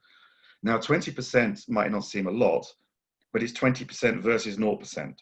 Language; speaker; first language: English; native; English